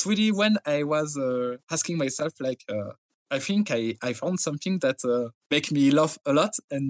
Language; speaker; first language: English; non-native, fluent; French